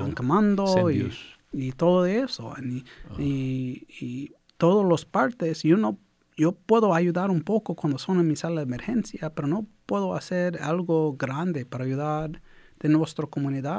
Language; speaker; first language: Spanish; early bilingual, heritage; English